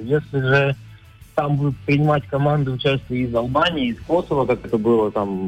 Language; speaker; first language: Russian; native; Russian